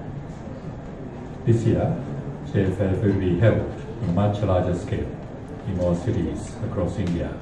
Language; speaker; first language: English; non-native, fluent; Japanese